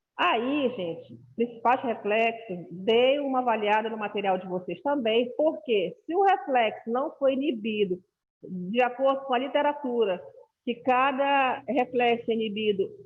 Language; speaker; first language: Portuguese; native; Portuguese